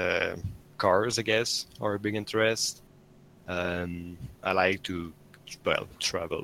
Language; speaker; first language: English; non-native, fluent; French